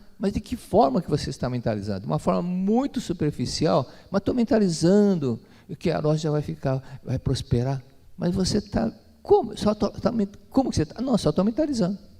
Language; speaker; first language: Portuguese; native; Portuguese